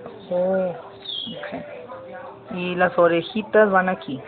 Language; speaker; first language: Spanish; early bilingual, heritage; Spanish